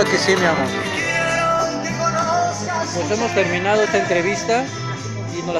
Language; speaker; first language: Spanish; native; Spanish